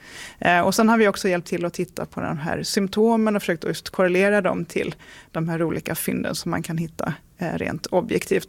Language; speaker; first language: Swedish; native; Swedish